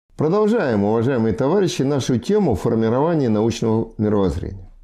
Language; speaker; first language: Russian; native; Russian